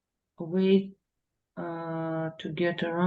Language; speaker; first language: English; non-native, learner; Russian